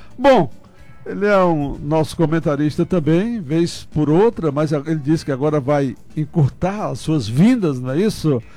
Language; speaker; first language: Portuguese; native; Portuguese